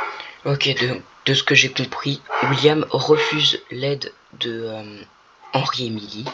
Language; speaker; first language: French; native; French